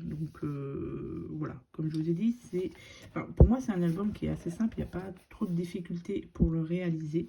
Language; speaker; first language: French; native; French